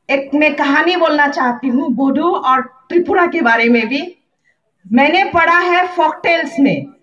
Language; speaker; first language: Hindi; non-native, local second language; Bodo